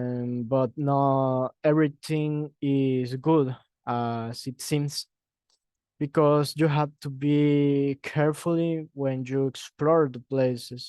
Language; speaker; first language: English; non-native, learner; Spanish